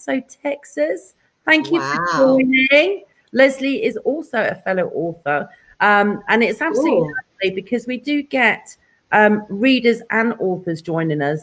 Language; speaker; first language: English; native; English